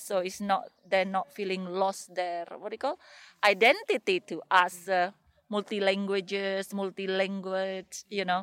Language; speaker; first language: English; non-native, learner; Indonesian